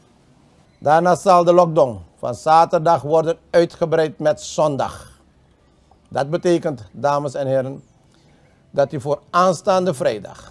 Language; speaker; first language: Dutch; native; Dutch